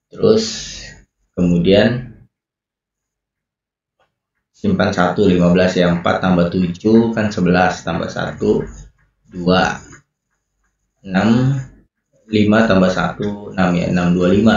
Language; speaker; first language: Indonesian; native; Indonesian